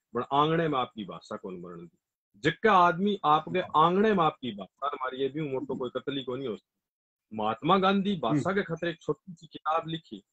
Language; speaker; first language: Hindi; non-native, local second language; Rajasthani